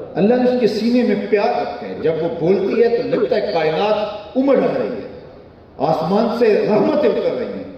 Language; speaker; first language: Urdu; non-native, local second language; Punjabi